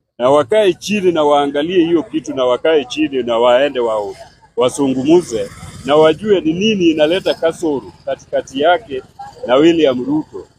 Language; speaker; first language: Swahili; non-native, local second language; Luo (Kenya and Tanzania)